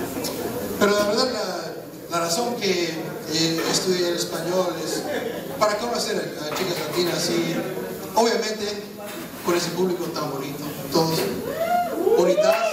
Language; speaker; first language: Spanish; non-native, fluent; English